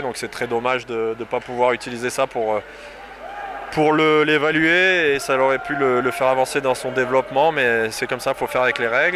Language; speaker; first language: French; native; French